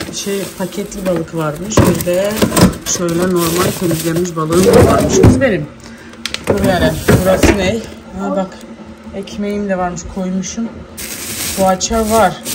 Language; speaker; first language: Turkish; native; Turkish